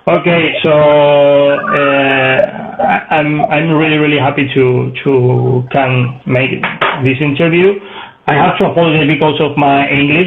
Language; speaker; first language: English; non-native, learner; Spanish